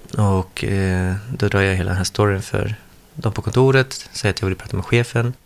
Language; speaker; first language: Swedish; early bilingual, other home language; Spanish